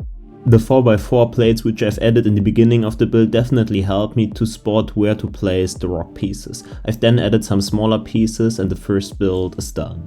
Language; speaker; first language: English; non-native, fluent; German